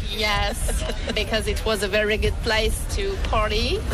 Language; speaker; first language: English; non-native, learner; French